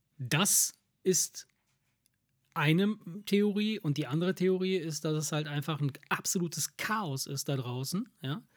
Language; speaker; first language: German; early bilingual, other home language; Italian